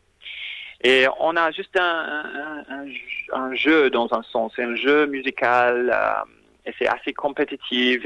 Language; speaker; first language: French; non-native, fluent; English